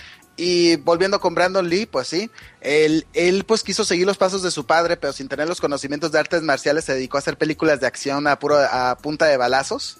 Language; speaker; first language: Spanish; native; Spanish